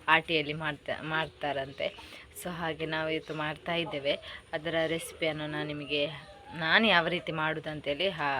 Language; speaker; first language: Kannada; non-native, local second language; Tulu